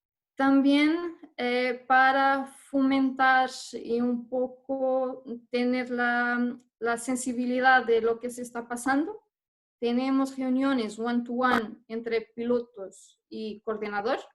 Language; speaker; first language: Spanish; non-native, fluent; Portuguese